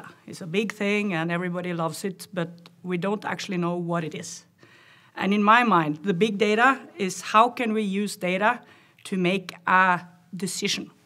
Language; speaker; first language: English; non-native, fluent; Norwegian